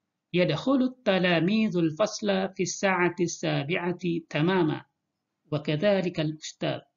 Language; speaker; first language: Arabic; non-native, fluent; Indonesian